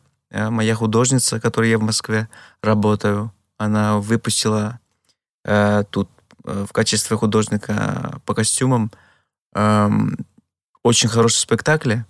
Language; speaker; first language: Russian; non-native, fluent; Greek